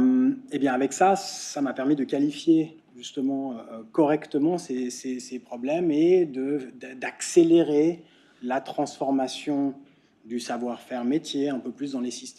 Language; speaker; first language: French; native; French